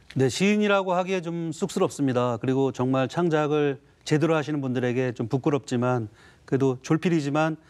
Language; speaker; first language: Korean; native; Korean